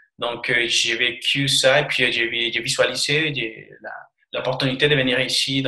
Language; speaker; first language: French; non-native, fluent; Spanish